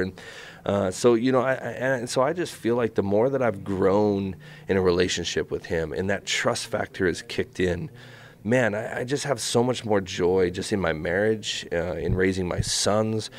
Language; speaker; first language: English; native; English